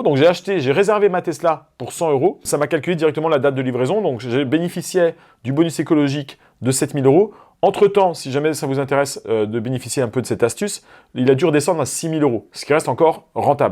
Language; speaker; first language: French; native; French